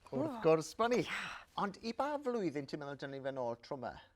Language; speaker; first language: Welsh; native; Welsh